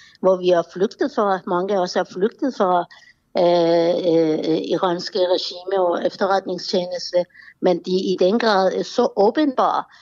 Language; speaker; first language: Danish; non-native, fluent; Persian